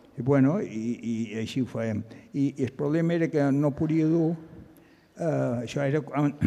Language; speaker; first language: Catalan; native; Catalan